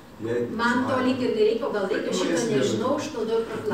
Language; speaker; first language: Lithuanian; native; Lithuanian